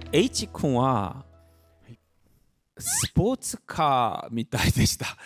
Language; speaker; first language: Japanese; non-native, fluent; Korean